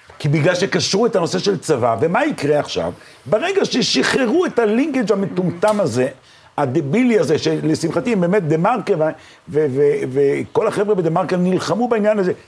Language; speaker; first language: Hebrew; native; Hebrew